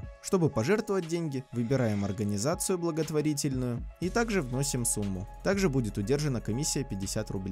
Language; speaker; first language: Russian; native; Russian